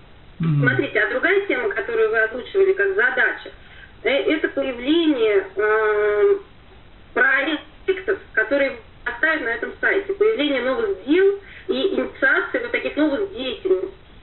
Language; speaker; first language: Russian; native; Russian